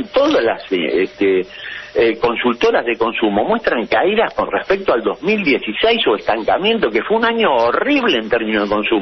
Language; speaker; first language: Spanish; native; Spanish